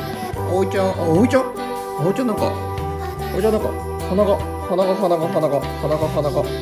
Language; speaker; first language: Japanese; native; Japanese